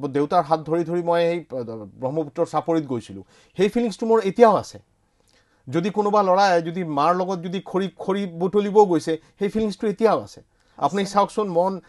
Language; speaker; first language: Assamese; non-native, local second language; Bangla